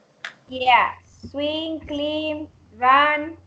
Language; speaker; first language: English; non-native, learner; Spanish